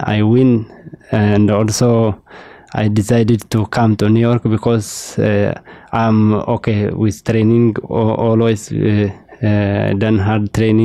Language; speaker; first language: English; non-native, learner; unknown